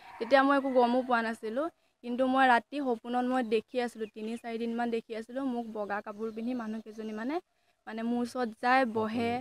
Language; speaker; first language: Assamese; native; Assamese